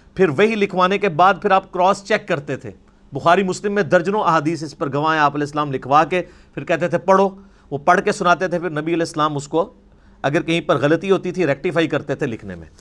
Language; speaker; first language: Urdu; non-native, local second language; Punjabi